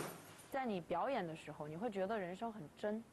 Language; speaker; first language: Chinese; native; Chinese